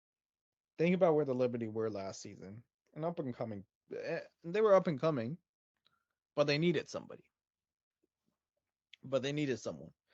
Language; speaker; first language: English; native; English